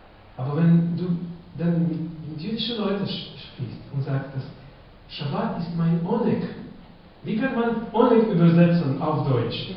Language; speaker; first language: German; non-native, fluent; Russian